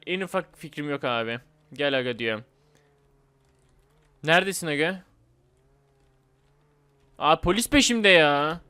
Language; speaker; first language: Turkish; native; Turkish